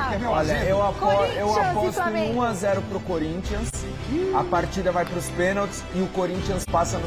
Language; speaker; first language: Portuguese; native; Portuguese